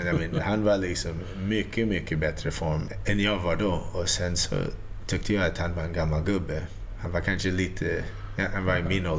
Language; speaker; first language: Swedish; early bilingual, heritage; Swedish